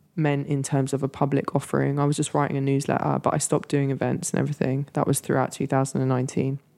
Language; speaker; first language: English; native; English